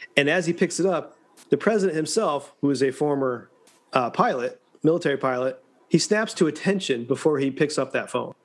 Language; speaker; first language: English; native; English